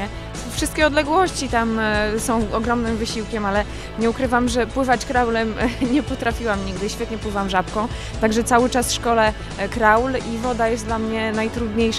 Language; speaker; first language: Polish; native; Polish